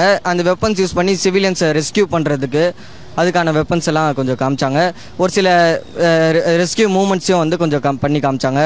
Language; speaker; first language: Tamil; native; Tamil